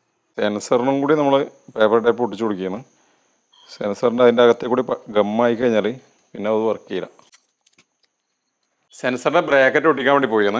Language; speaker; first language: Malayalam; native; Malayalam